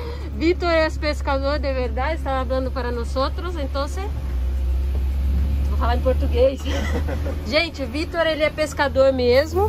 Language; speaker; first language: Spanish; non-native, learner; Portuguese